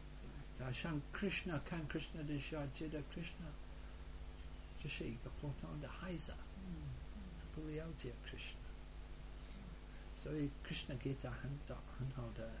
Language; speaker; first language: Chinese; non-native, fluent; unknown